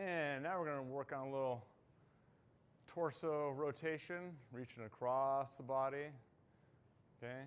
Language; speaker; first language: English; native; English